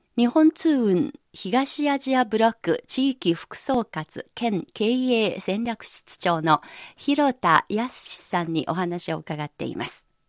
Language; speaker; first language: Japanese; non-native, fluent; Chinese